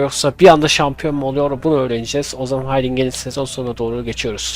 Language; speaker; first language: Turkish; native; Turkish